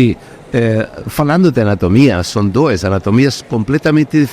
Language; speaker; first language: Portuguese; non-native, fluent; Spanish